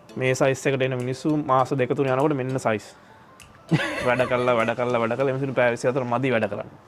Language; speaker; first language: Sinhala; native; Sinhala